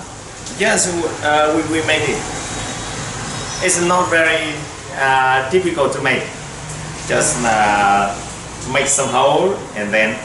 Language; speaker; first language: English; non-native, learner; Vietnamese